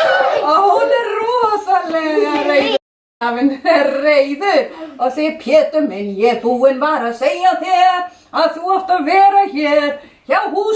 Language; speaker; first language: Icelandic; non-native, fluent; Danish